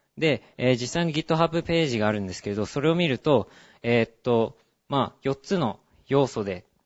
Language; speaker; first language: Japanese; early bilingual, heritage; Japanese